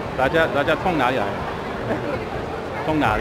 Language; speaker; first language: Chinese; non-native, learner; English